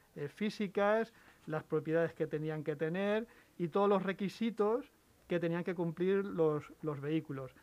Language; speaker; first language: Spanish; native; Spanish